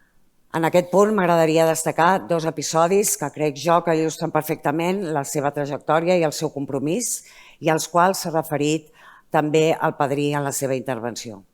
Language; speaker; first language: Catalan; native; Catalan